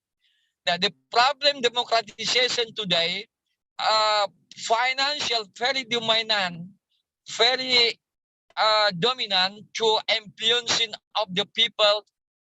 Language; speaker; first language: English; non-native, learner; Indonesian